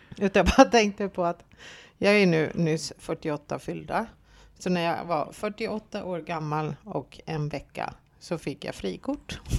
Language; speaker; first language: Swedish; early bilingual, other home language; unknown